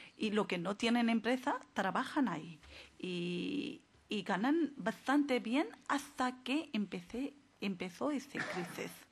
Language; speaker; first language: Spanish; non-native, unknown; Urdu